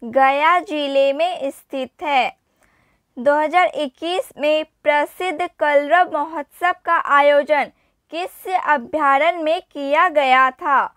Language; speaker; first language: Hindi; native; Hindi